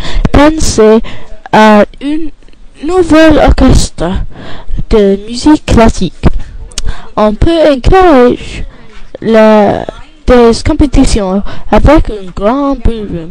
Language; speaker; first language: French; non-native, learner; English